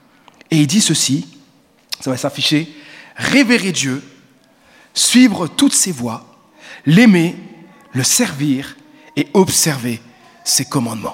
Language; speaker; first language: French; native; French